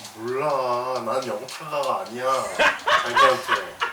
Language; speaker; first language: Korean; native; Korean